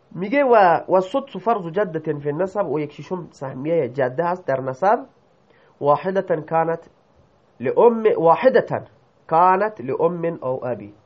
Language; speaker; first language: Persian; non-native, local second language; Baluchi